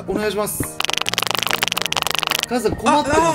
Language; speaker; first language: Japanese; native; Japanese